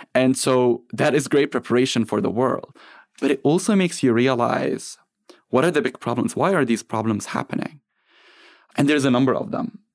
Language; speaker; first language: English; non-native, fluent; Arabic